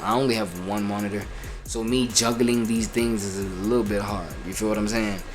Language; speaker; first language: English; native; English